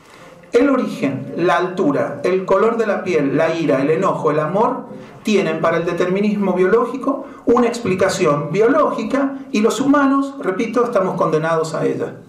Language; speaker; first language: Spanish; native; Spanish